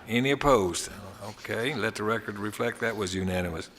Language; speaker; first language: English; native; English